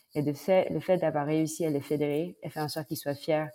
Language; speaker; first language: French; non-native, fluent; Filipino